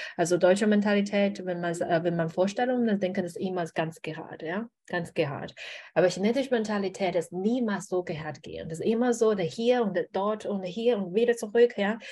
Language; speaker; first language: German; non-native, learner; Chinese